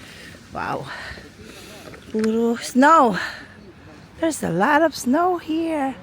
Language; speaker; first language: English; non-native, local second language; Filipino